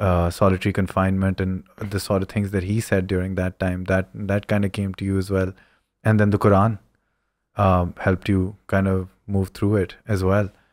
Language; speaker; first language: English; non-native, local second language; Urdu